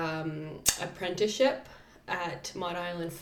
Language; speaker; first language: English; native; English